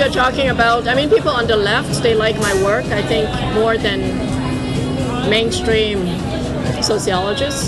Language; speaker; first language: English; non-native, local second language; Cantonese